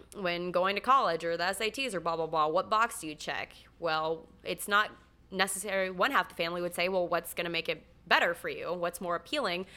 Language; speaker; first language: English; native; English